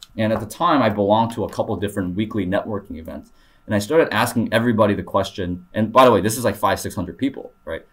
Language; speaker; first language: English; early bilingual, other home language; Korean